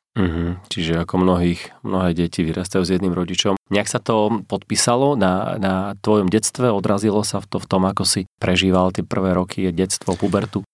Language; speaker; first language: Slovak; native; Slovak